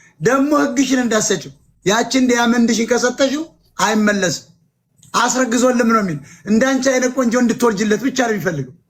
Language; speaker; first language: Amharic; native; Amharic